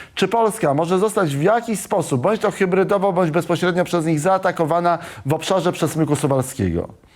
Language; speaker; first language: Polish; native; Polish